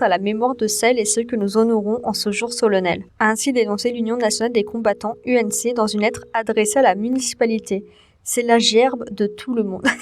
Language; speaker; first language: French; native; French